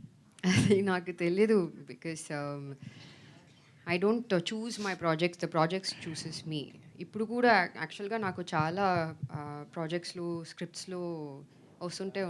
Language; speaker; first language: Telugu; non-native, fluent; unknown